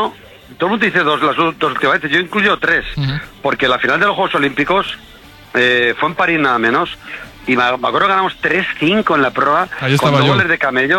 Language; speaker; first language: Spanish; native; Spanish